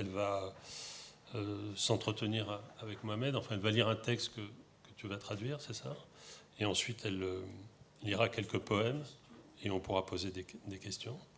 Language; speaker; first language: French; native; French